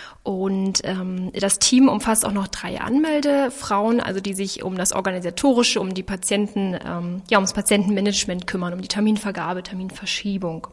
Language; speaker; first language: German; native; German